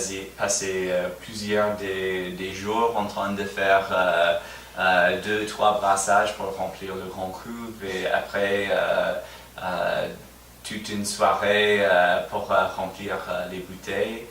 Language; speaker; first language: French; non-native, fluent; English